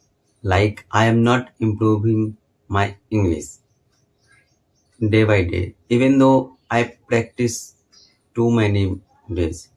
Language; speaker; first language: English; non-native, learner; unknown